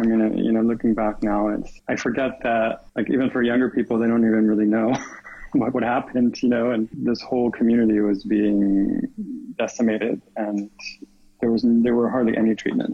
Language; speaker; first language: English; native; English